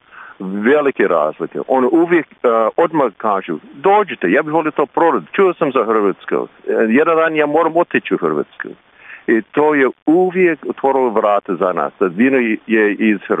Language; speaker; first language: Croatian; early bilingual, heritage; Croatian